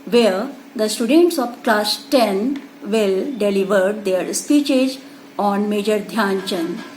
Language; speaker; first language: English; non-native, local second language; Hindi